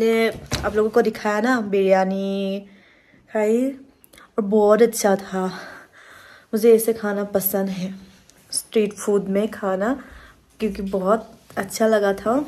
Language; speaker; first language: Hindi; non-native, local second language; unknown